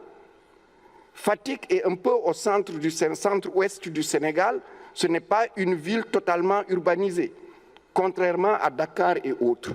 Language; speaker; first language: French; non-native, local second language; Wolof